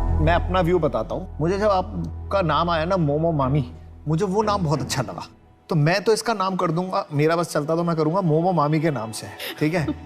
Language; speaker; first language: Hindi; native; Hindi